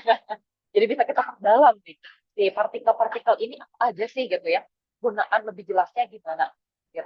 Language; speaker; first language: Indonesian; native; Indonesian